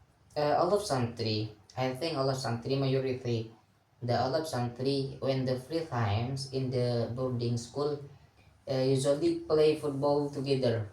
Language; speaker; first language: English; non-native, learner; Indonesian